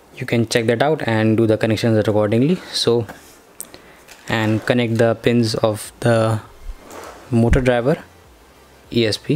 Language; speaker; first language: English; non-native, local second language; Hindi